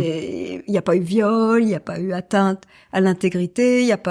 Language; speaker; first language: French; native; French